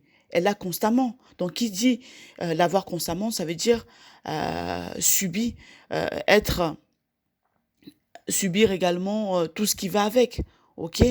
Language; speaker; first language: French; native; French